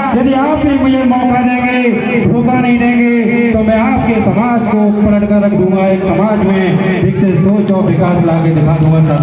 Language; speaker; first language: Hindi; native; Hindi